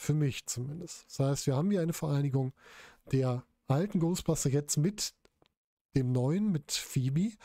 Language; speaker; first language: German; native; German